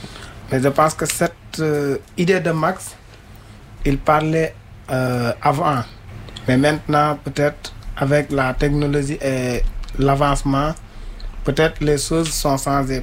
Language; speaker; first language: French; non-native, fluent; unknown